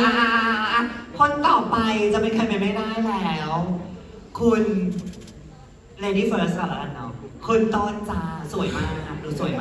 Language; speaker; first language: Thai; native; Thai